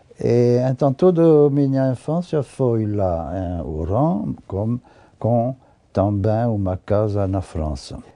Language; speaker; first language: Portuguese; non-native, fluent; French